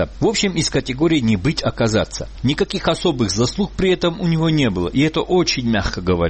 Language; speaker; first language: Russian; native; Russian